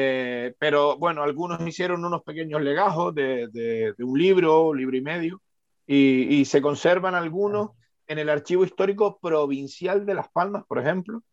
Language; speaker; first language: Spanish; native; Spanish